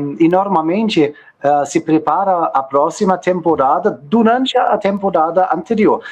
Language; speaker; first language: Portuguese; non-native, fluent; German